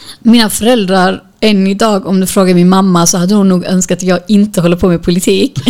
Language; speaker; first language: Swedish; early bilingual, other home language; Kurdish